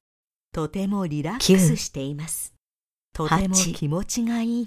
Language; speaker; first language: Japanese; native; Japanese